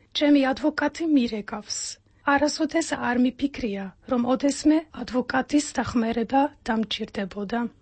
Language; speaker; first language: Georgian; non-native, fluent; Dutch